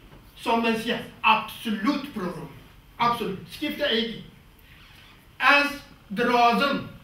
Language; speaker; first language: Danish; non-native, fluent; Kurdish